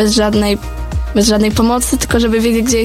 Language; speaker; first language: Polish; native; Polish